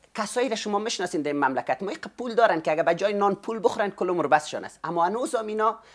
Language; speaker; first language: Persian; native; Persian